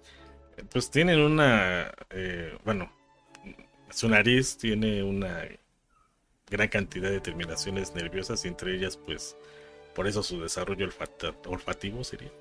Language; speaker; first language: Spanish; native; Spanish